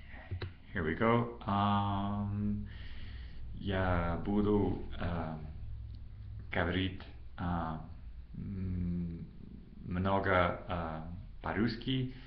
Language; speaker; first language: Russian; non-native, learner; English